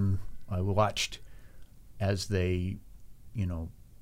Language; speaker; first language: English; native; English